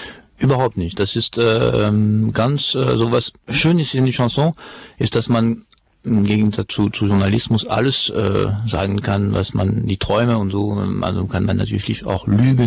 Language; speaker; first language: German; non-native, fluent; French